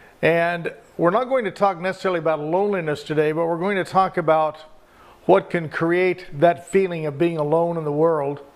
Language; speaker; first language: English; native; English